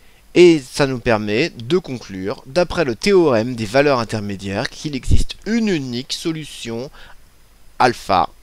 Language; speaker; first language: French; native; French